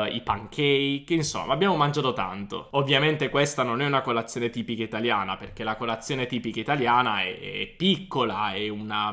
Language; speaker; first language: Italian; native; Italian